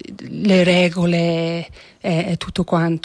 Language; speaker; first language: Italian; non-native, fluent; English